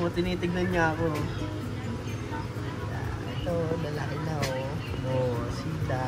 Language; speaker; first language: Filipino; native; Filipino